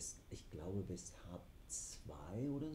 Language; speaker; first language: German; non-native, fluent; English